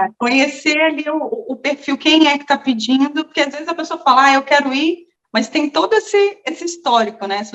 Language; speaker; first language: Portuguese; native; Portuguese